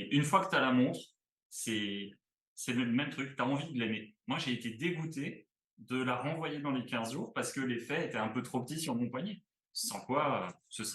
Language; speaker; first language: French; native; French